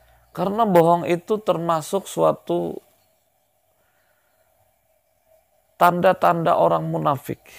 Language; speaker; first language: Indonesian; native; Indonesian